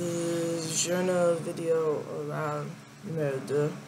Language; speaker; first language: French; non-native, learner; English